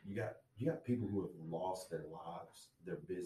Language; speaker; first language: English; native; English